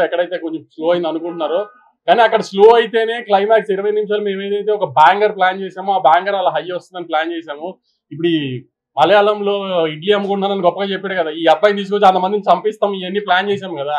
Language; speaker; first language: Telugu; native; Telugu